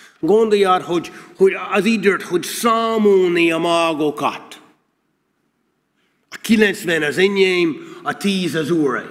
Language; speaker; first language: Hungarian; non-native, learner; English